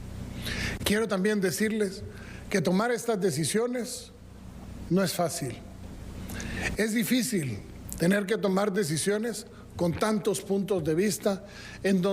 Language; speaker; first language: Spanish; native; Spanish